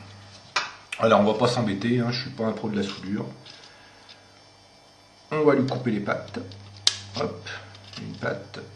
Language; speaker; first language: French; native; French